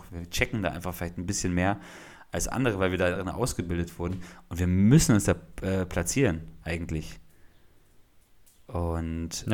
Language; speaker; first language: German; native; German